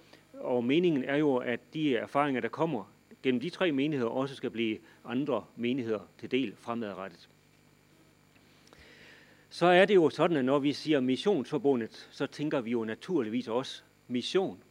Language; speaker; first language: Danish; native; Danish